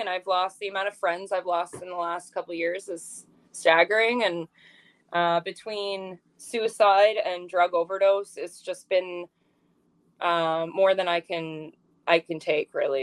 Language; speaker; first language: English; native; English